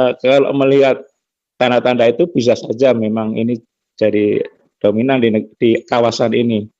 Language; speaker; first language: Indonesian; native; Indonesian